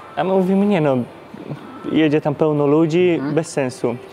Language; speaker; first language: Polish; native; Polish